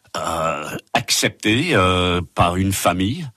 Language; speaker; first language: French; non-native, fluent; English